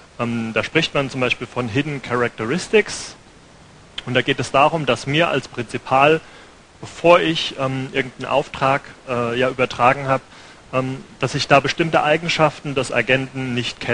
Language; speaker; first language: German; native; German